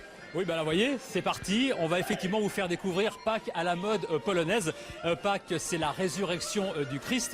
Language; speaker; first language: French; native; French